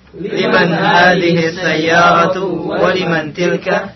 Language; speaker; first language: Arabic; non-native, learner; Indonesian